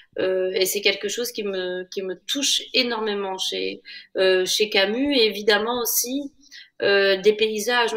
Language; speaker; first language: French; native; French